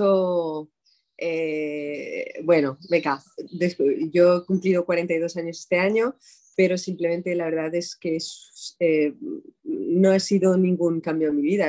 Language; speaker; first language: Spanish; non-native, fluent; Arabic